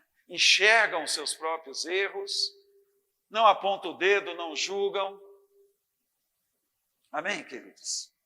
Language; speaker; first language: Portuguese; native; Portuguese